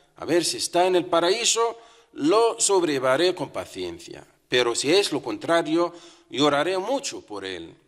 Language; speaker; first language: Spanish; non-native, fluent; Arabic